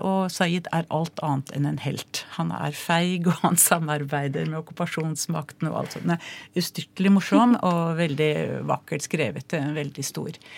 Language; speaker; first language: Norwegian; native; Norwegian